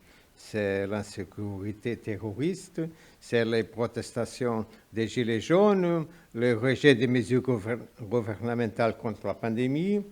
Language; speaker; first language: French; non-native, fluent; Portuguese